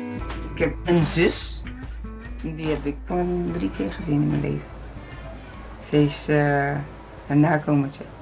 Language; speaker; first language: Dutch; non-native, learner; Portuguese